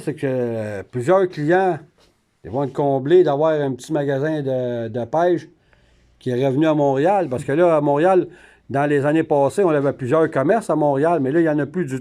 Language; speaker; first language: French; native; French